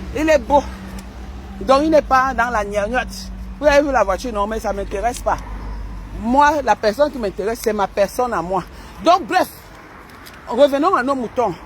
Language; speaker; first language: French; non-native, local second language; Basaa